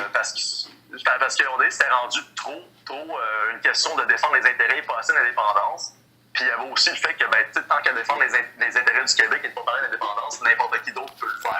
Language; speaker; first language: French; native; French